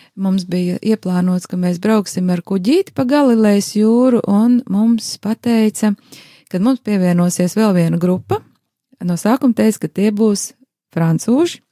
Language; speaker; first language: Latvian; native; Latvian